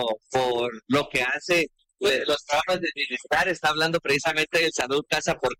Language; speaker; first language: Spanish; native; Spanish